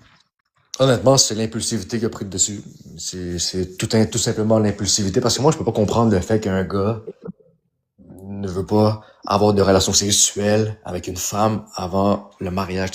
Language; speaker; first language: French; native; French